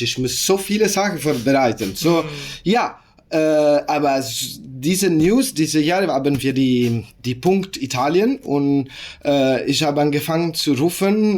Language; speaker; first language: German; non-native, learner; Italian